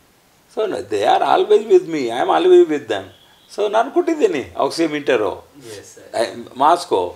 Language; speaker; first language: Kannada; non-native, learner; Hindi